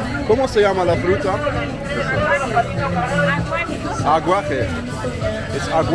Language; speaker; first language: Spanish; non-native, learner; English